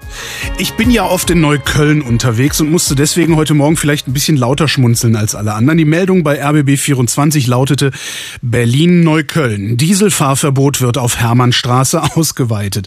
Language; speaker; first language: German; native; German